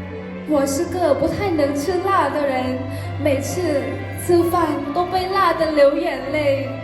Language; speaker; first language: Chinese; non-native, fluent; Lao